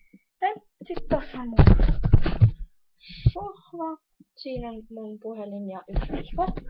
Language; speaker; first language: Finnish; native; Finnish